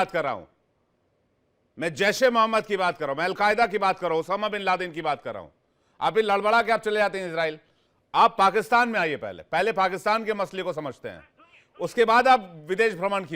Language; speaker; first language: Hindi; native; Hindi